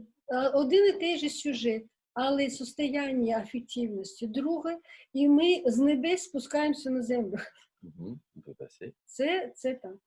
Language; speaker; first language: Ukrainian; non-native, local second language; Russian